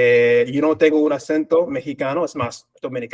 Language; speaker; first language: Spanish; non-native, fluent; English